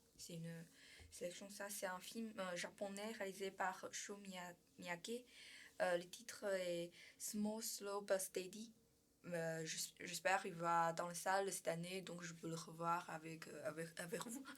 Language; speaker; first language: French; non-native, learner; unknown